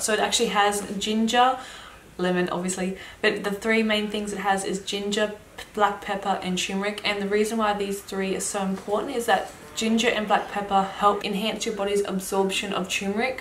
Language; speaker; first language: English; native; English